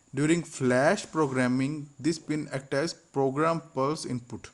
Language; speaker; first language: English; non-native, local second language; Punjabi